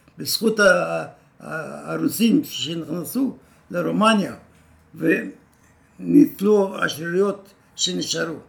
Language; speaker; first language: Hebrew; non-native, fluent; Romanian